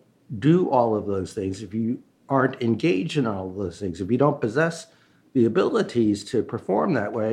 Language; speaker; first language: English; early bilingual, other home language; Chinese